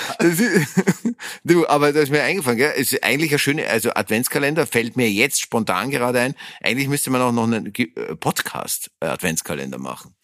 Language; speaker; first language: German; native; German